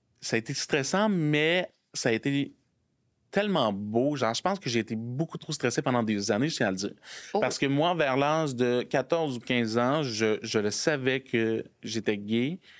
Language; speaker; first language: French; native; French